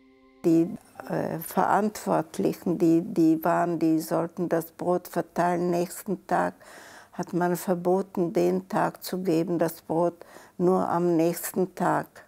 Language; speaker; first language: German; non-native, fluent; Czech